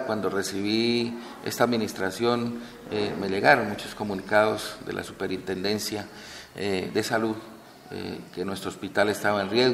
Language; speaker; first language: Spanish; native; Spanish